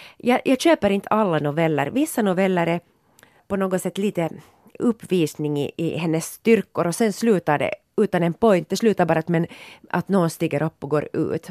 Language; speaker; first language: Swedish; native; Swedish